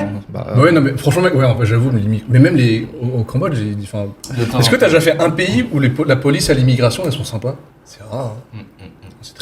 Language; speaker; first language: French; native; French